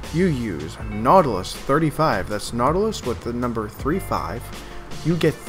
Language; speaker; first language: English; native; English